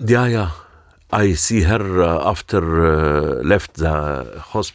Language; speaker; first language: English; non-native, learner; Arabic